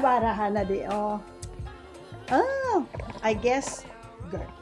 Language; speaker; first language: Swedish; non-native, learner; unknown